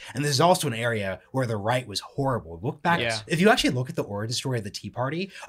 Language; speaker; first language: English; native; English